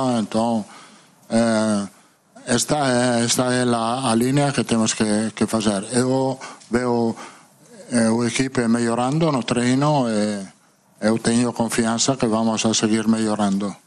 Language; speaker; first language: Portuguese; non-native, fluent; Italian